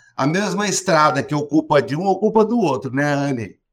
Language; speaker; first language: Portuguese; native; Portuguese